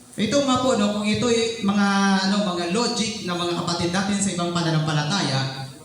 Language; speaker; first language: Filipino; non-native, local second language; Cebuano